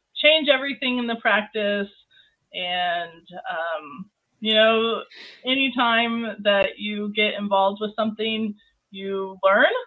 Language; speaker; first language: English; native; English